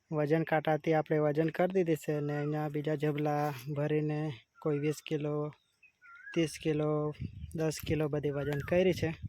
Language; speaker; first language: Gujarati; non-native, local second language; Vasavi